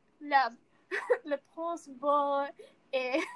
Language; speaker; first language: French; non-native, learner; English